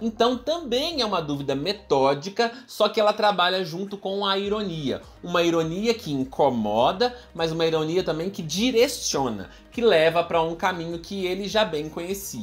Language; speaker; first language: Portuguese; native; Portuguese